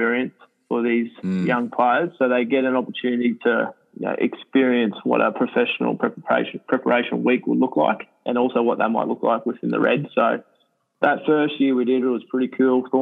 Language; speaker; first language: English; native; English